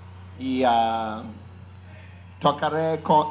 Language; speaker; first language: Spanish; non-native, learner; English